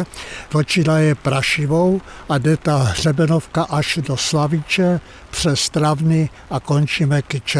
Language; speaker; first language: Czech; native; Czech